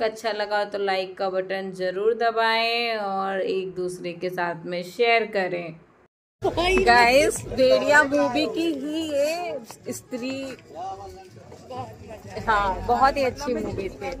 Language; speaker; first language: Hindi; native; Hindi